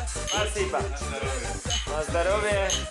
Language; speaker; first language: Russian; non-native, learner; Slovak